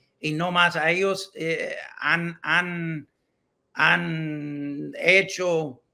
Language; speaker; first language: Spanish; non-native, learner; English